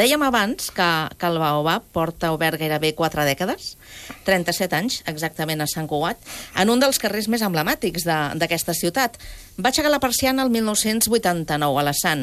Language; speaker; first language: Catalan; native; Catalan